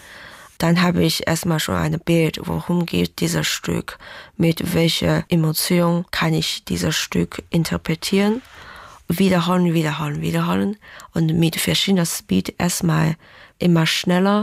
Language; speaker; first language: German; early bilingual, other home language; Chinese